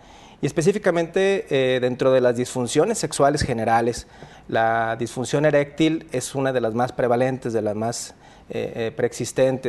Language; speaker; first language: Spanish; native; Spanish